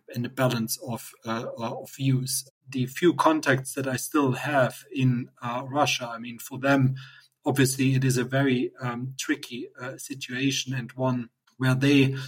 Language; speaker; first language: English; non-native, fluent; German